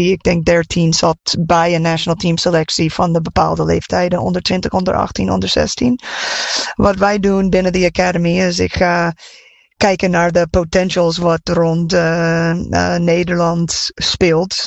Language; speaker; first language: Dutch; non-native, fluent; English